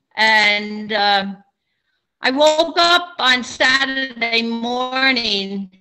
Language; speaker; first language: English; native; English